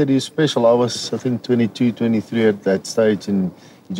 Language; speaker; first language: English; non-native, local second language; Afrikaans